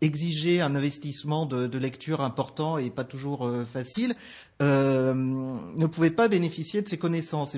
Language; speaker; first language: French; native; French